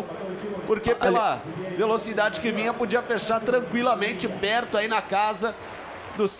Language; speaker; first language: Portuguese; native; Portuguese